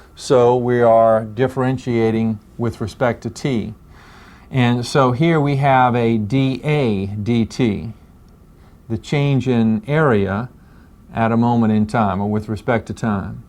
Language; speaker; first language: English; native; English